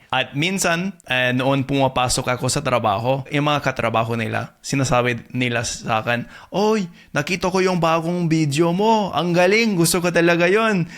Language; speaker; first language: Filipino; non-native, fluent; English